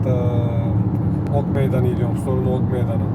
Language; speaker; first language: Russian; non-native, local second language; Kyrgyz